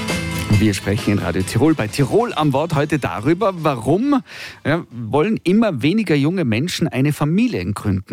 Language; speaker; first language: German; native; German